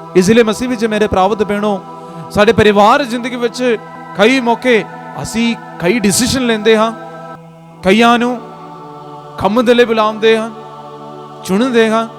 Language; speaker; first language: Punjabi; non-native, fluent; Malayalam